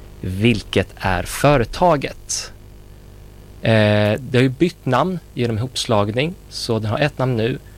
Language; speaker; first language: Swedish; native; Swedish